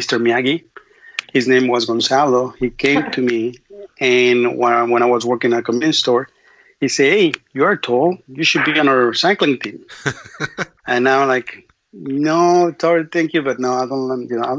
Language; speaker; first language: English; non-native, fluent; Spanish